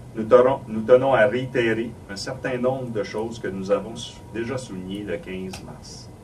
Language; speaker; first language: French; native; French